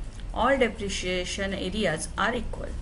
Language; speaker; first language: English; non-native, local second language; Hindi